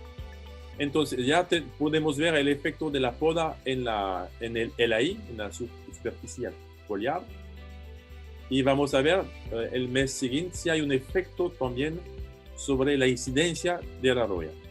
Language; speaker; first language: Spanish; non-native, fluent; French